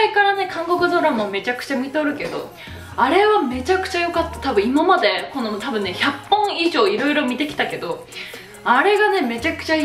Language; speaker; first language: Japanese; native; Japanese